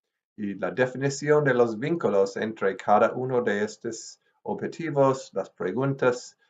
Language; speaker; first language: Spanish; non-native, fluent; English